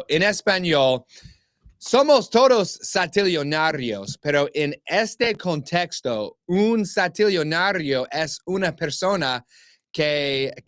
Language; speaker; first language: Spanish; non-native, learner; English